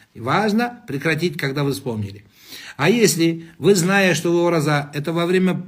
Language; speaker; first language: Russian; non-native, local second language; Kazakh